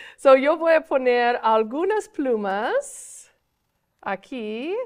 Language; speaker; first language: Spanish; non-native, fluent; English